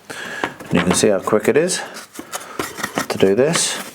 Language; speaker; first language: English; native; English